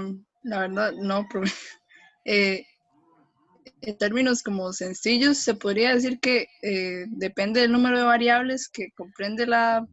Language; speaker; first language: Spanish; native; Spanish